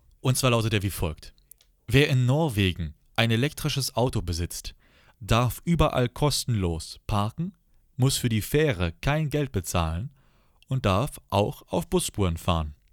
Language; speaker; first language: German; native; German